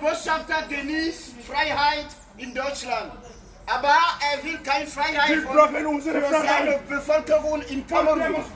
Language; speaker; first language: German; non-native, learner; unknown